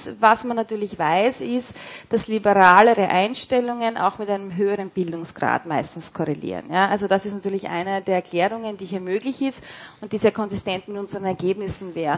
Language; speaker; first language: German; native; German